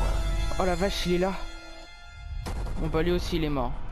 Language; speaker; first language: French; native; French